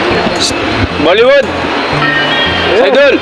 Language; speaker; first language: English; non-native, learner; Filipino